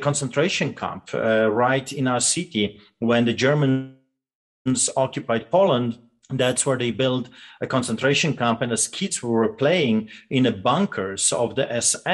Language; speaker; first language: English; non-native, fluent; Polish